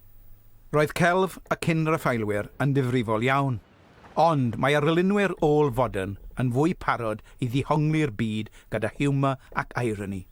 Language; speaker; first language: Welsh; native; Welsh